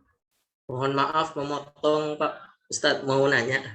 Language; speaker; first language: Indonesian; non-native, local second language; Javanese